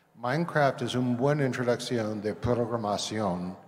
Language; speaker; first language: Spanish; non-native, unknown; English